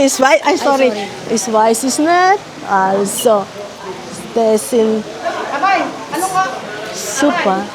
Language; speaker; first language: German; non-native, learner; Filipino